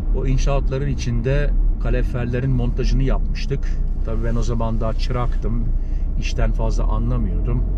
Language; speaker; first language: Turkish; early bilingual, heritage; Turkish